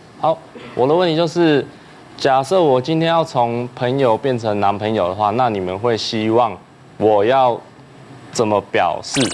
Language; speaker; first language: Chinese; native; Chinese